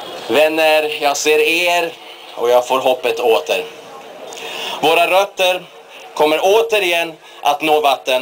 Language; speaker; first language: Swedish; early bilingual, other home language; Persian